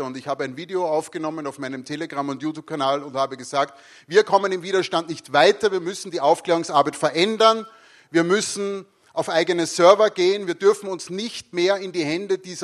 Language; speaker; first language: German; native; German